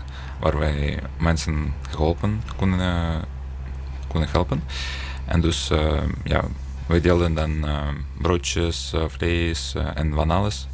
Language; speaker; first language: Dutch; non-native, fluent; Ukrainian